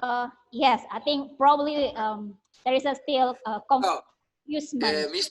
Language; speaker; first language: English; non-native, learner; Indonesian